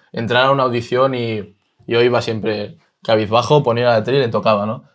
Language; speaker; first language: Spanish; native; Spanish